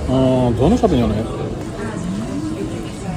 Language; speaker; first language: Japanese; non-native, learner; French